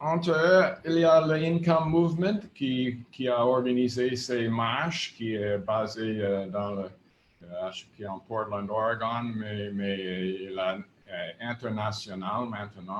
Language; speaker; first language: French; non-native, fluent; English